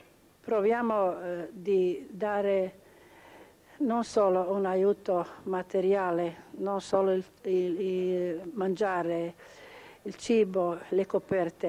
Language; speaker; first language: Italian; non-native, local second language; Croatian